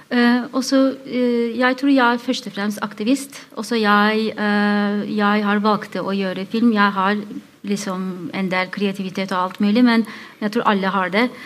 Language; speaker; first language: Norwegian; non-native, fluent; Turkish